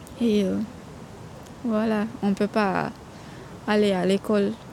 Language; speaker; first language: French; non-native, learner; Romanian